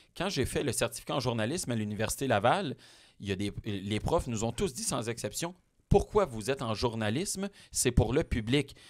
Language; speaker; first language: French; native; French